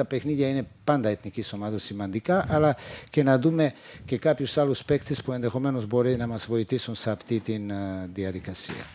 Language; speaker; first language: Greek; non-native, fluent; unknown